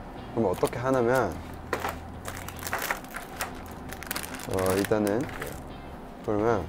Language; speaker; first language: Korean; non-native, fluent; Cantonese